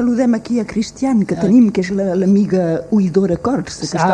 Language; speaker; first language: Catalan; native; Catalan